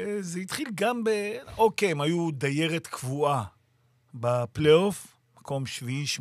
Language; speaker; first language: Hebrew; native; Hebrew